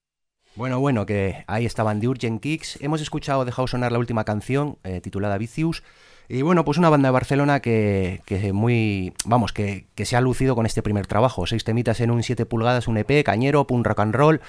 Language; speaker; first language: Spanish; native; Spanish